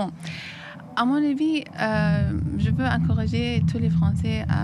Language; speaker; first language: French; non-native, fluent; Arabic